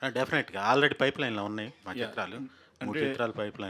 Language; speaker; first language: Telugu; native; Telugu